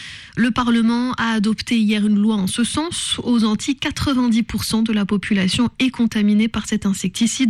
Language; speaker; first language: French; native; French